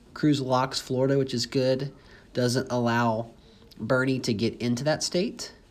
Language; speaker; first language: English; native; English